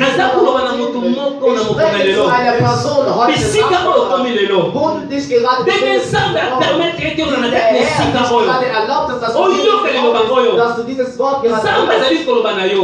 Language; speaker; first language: German; non-native, learner; French